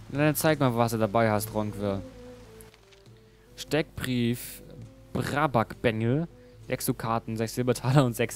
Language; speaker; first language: German; native; German